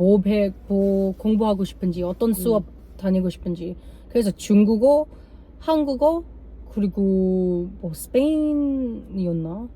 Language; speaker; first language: Korean; non-native, learner; English